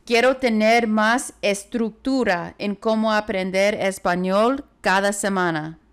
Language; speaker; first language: Spanish; non-native, learner; English